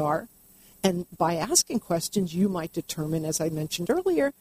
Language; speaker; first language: English; native; English